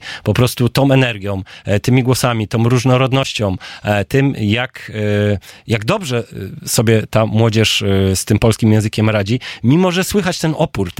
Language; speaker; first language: Polish; native; Polish